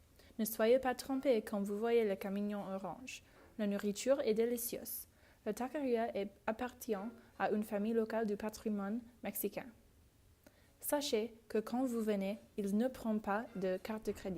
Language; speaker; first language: French; non-native, learner; English